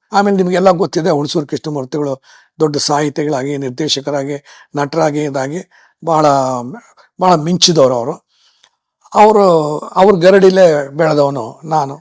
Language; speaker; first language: Kannada; native; Kannada